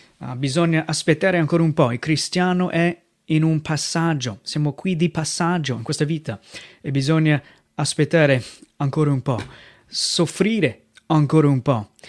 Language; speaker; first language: Italian; non-native, fluent; English